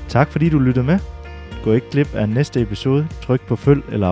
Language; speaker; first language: Danish; native; Danish